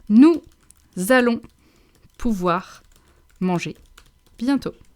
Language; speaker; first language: French; non-native, fluent; English